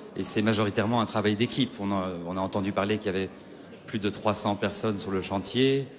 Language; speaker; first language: French; non-native, fluent; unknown